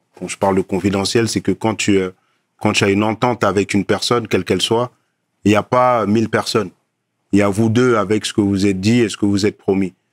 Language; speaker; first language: French; early bilingual, other home language; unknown